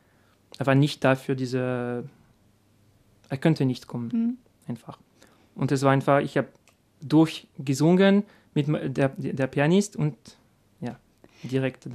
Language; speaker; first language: German; non-native, learner; French